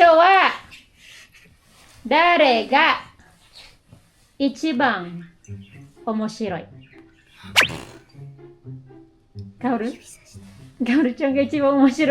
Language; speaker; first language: Japanese; non-native, fluent; Filipino